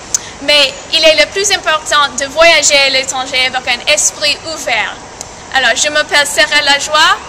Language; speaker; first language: French; non-native, learner; English